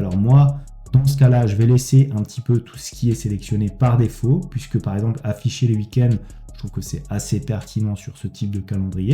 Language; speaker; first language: French; native; French